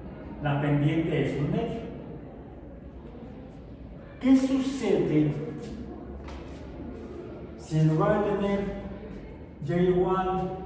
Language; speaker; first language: Spanish; native; Spanish